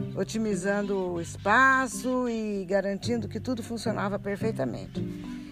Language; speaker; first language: Portuguese; native; Portuguese